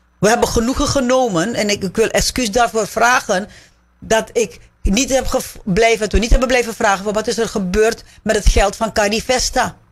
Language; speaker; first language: Dutch; native; Dutch